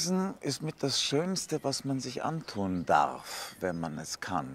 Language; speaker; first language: German; native; German